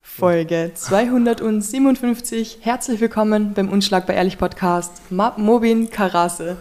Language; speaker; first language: German; native; German